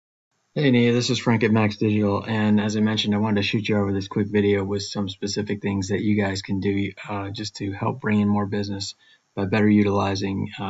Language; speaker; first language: English; native; English